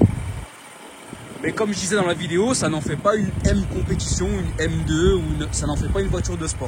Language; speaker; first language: French; native; French